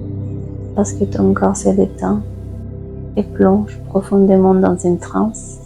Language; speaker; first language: French; native; French